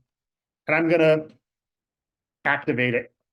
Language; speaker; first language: English; native; English